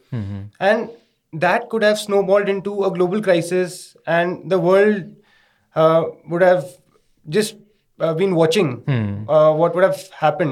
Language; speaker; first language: English; non-native, local second language; Hindi